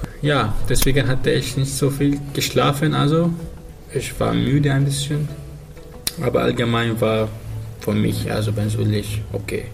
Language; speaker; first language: German; non-native, learner; Arabic